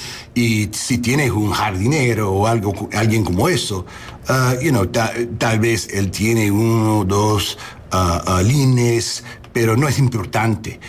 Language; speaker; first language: Spanish; non-native, learner; English